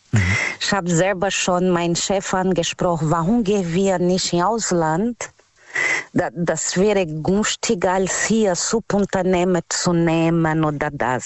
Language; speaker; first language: German; non-native, learner; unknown